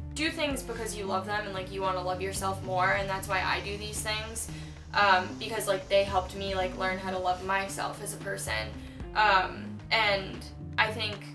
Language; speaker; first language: English; native; English